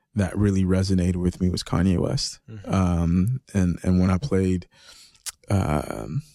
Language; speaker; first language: English; early bilingual, other home language; Greek